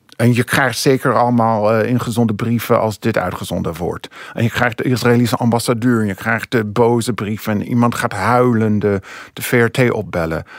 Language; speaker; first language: Dutch; non-native, fluent; English